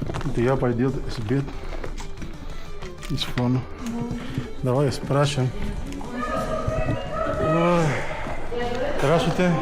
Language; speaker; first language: Russian; non-native, learner; Spanish